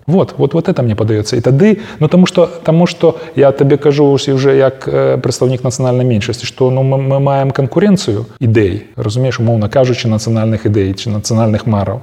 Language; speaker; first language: Belarusian; non-native, local second language; Polish